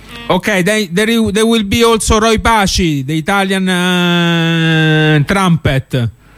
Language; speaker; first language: English; non-native, learner; Italian